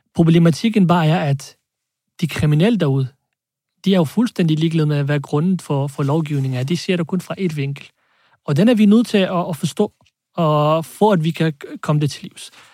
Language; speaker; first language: Danish; early bilingual, other home language; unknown